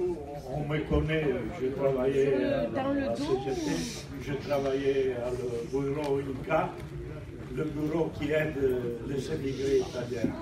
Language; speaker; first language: French; non-native, learner; Italian